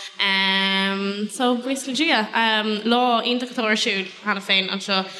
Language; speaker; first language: Irish; non-native, local second language; English